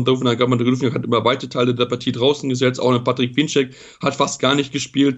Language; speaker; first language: German; native; German